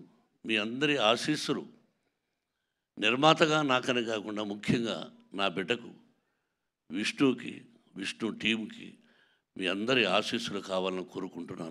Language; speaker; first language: Telugu; native; Telugu